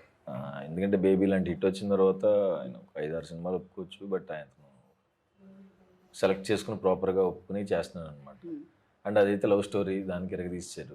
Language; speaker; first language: Telugu; native; Telugu